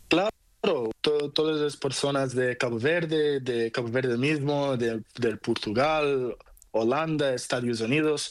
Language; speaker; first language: Spanish; non-native, learner; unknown